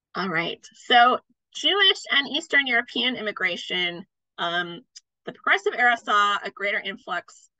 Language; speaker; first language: English; native; English